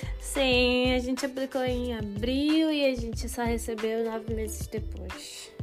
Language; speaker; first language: Portuguese; non-native, learner; English